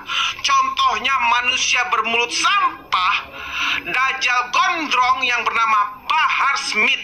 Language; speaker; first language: Indonesian; native; Indonesian